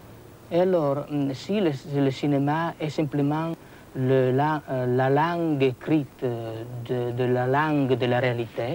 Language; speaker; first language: French; non-native, fluent; Italian